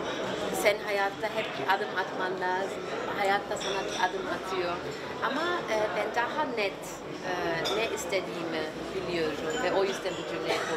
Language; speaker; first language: Turkish; early bilingual, heritage; German